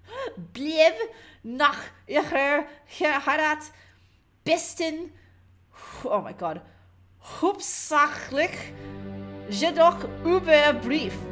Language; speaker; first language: German; non-native, learner; English